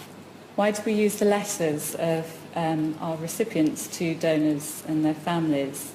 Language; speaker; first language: English; native; English